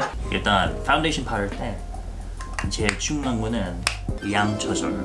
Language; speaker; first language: Korean; non-native, fluent; English